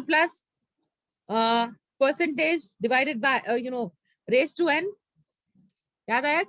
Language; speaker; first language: English; non-native, local second language; Hindi